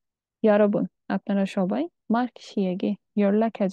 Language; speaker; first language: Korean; non-native, fluent; Bangla